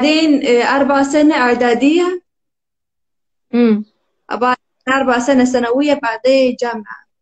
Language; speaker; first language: Arabic; non-native, learner; Turkish